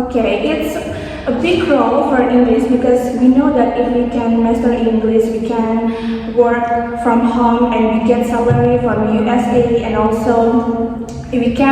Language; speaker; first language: English; non-native, fluent; Indonesian